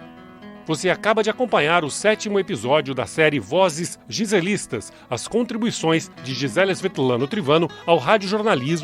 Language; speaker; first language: Portuguese; native; Portuguese